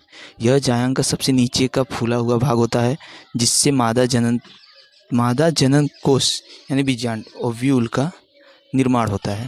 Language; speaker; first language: Hindi; native; Hindi